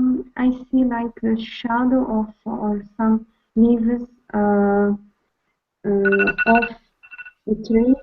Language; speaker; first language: English; non-native, learner; Arabic